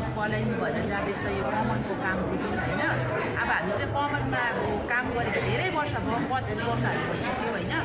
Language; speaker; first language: Nepali; native; Nepali